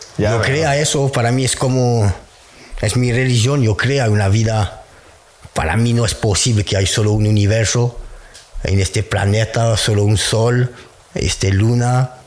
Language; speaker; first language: Spanish; non-native, fluent; French